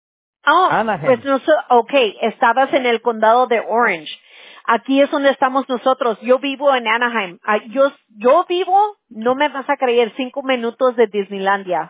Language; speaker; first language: Spanish; early bilingual, heritage; Spanish